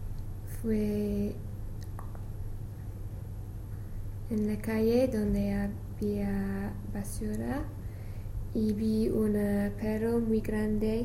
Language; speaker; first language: Spanish; non-native, learner; English